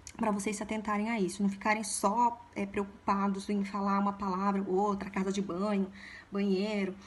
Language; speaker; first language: Portuguese; native; Portuguese